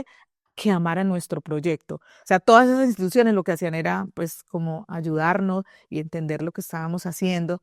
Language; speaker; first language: Spanish; native; Spanish